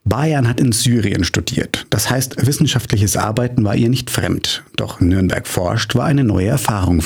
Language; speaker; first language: German; native; German